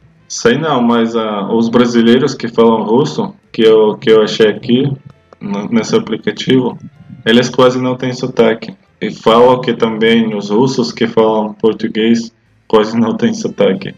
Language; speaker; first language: Portuguese; non-native, fluent; Russian